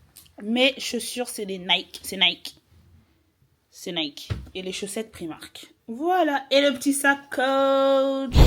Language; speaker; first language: French; native; French